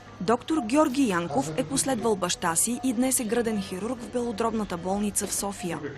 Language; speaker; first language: Bulgarian; native; Bulgarian